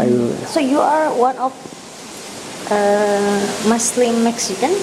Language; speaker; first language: English; non-native, learner; Indonesian